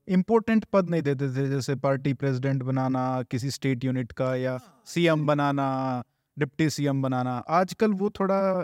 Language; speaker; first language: Hindi; native; Hindi